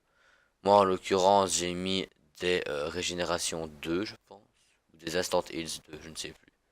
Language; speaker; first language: French; native; French